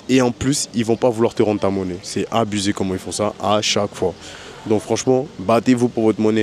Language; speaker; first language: French; native; French